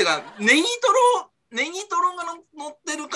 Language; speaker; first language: Japanese; native; Japanese